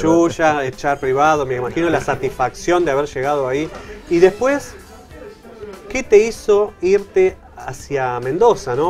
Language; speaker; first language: Spanish; native; Spanish